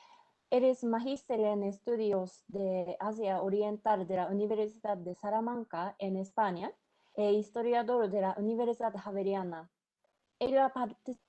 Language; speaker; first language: Spanish; non-native, fluent; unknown